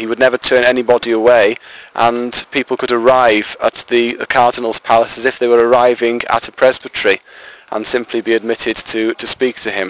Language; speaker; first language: English; native; English